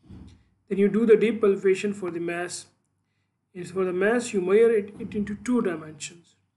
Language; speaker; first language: English; non-native, local second language; Urdu